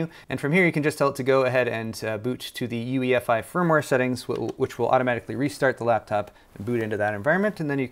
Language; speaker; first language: English; native; English